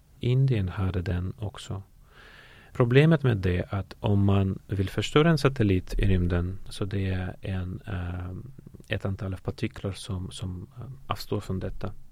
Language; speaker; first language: Swedish; non-native, fluent; Russian